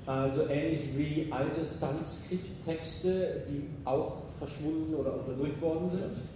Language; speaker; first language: German; native; German